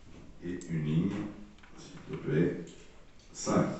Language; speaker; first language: French; native; French